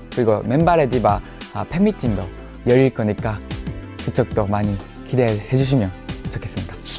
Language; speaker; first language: Korean; non-native, fluent; Japanese